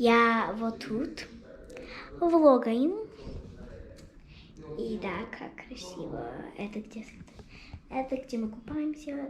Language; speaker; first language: Russian; non-native, learner; English